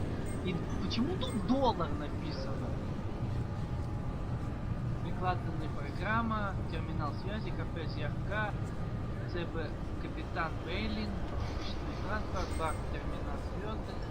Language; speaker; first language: Russian; native; Russian